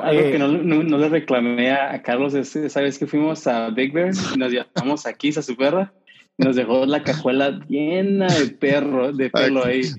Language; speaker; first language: Spanish; early bilingual, heritage; Spanish